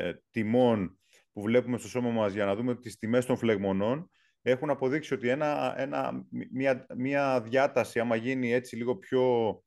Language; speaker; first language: Greek; native; Greek